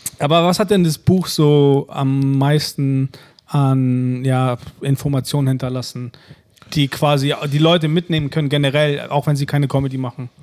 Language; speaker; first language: German; early bilingual, other home language; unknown